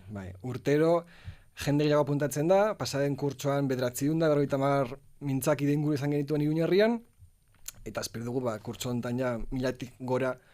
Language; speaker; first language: Basque; non-native, local second language; Spanish